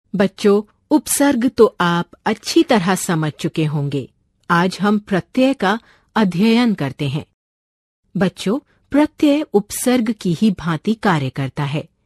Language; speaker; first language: Hindi; non-native, local second language; Marathi